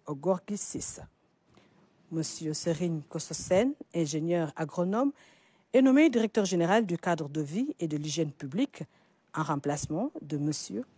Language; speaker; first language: French; non-native, local second language; Wolof